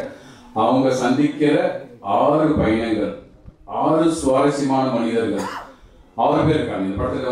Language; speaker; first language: Tamil; native; Tamil